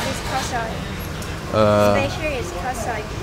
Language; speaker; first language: English; non-native, learner; Thai